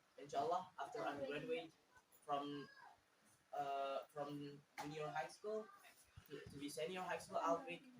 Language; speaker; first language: English; non-native, learner; Indonesian